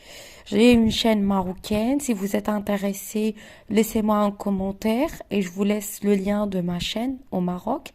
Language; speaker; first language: French; non-native, local second language; Arabic